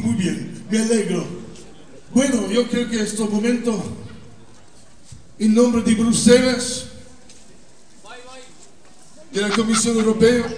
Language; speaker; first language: Spanish; non-native, fluent; Italian